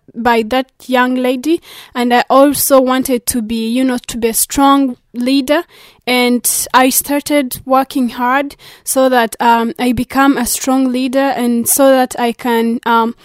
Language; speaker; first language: English; non-native, local second language; Kinyarwanda